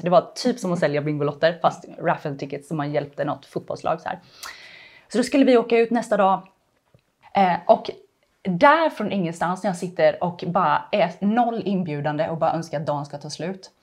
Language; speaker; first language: Swedish; native; Swedish